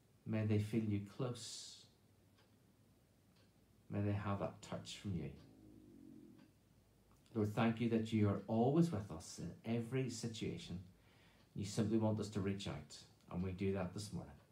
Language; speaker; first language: English; native; English